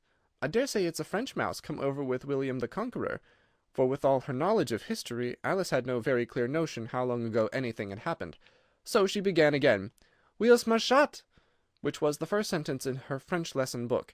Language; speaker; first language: English; native; English